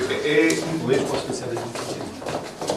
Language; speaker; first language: French; native; French